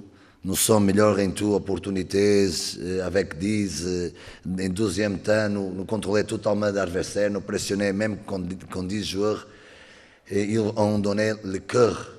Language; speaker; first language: French; non-native, learner; Portuguese